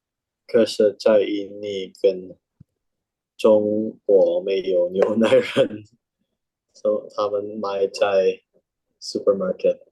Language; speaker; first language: Chinese; non-native, learner; Indonesian